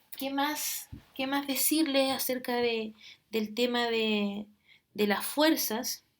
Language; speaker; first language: Spanish; native; Spanish